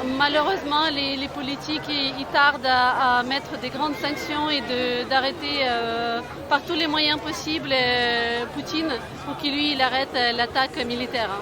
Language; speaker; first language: French; non-native, fluent; Ukrainian